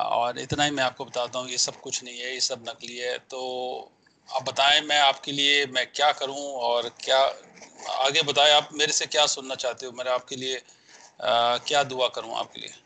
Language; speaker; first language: Hindi; native; Hindi